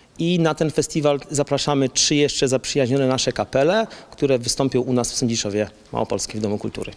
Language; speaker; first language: Polish; native; Polish